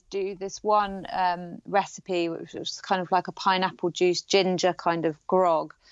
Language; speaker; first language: English; native; English